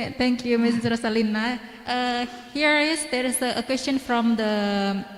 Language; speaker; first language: English; non-native, learner; Indonesian